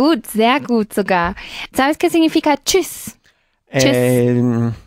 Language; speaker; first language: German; non-native, fluent; Spanish